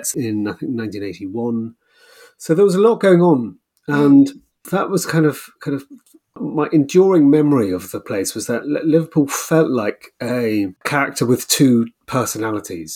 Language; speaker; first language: English; native; English